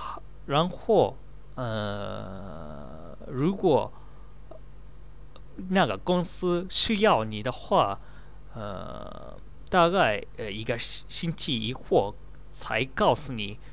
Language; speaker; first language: Chinese; non-native, learner; Japanese